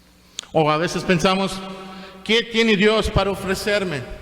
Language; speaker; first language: Spanish; non-native, fluent; English